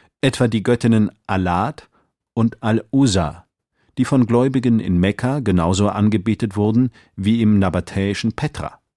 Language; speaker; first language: German; native; German